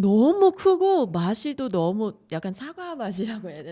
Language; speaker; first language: Korean; non-native, fluent; Vietnamese